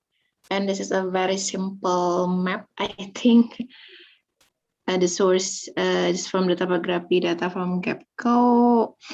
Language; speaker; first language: English; non-native, fluent; Indonesian